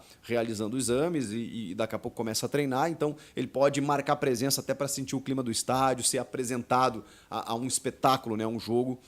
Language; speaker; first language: Portuguese; native; Portuguese